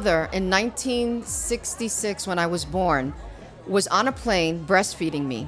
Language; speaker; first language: English; early bilingual, other home language; Spanish